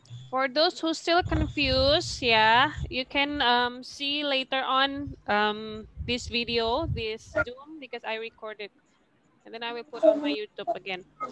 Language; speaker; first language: English; non-native, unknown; Indonesian